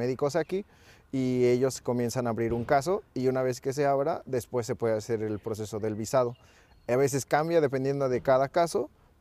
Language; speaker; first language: Spanish; native; Spanish